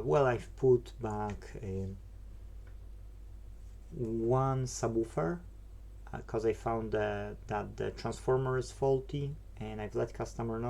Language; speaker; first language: English; non-native, fluent; Polish